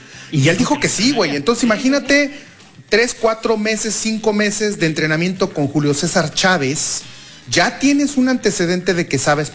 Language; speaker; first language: Spanish; native; Spanish